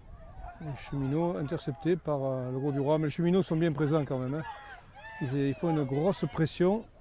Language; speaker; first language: French; native; French